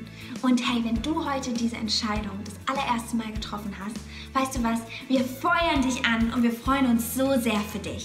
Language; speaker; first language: German; native; German